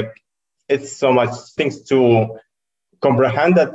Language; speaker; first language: English; non-native, fluent; Arabic